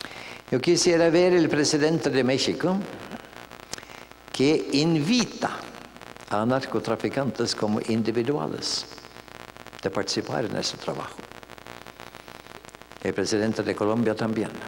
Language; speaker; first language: Spanish; non-native, fluent; Norwegian